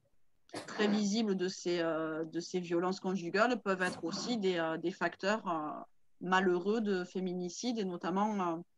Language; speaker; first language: French; native; French